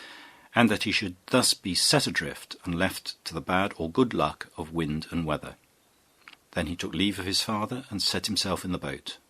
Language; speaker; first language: English; native; English